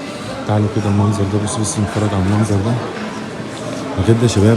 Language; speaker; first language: Arabic; native; Arabic